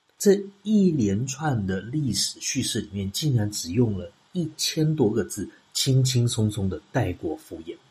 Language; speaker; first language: Chinese; native; Chinese